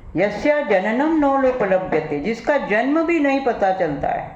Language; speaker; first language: Hindi; non-native, local second language; Gujarati